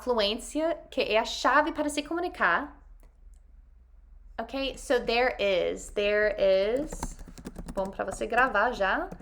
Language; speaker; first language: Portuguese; non-native, fluent; English